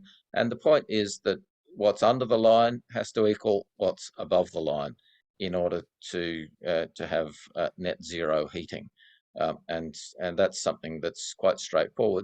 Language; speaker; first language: English; native; English